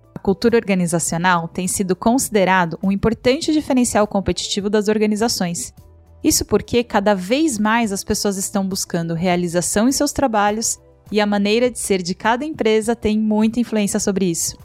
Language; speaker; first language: Portuguese; native; Portuguese